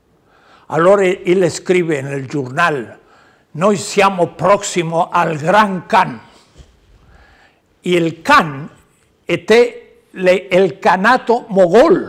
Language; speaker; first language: Italian; non-native, learner; Spanish